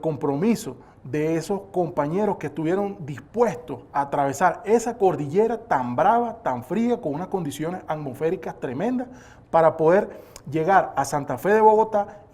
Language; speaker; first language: Spanish; native; Spanish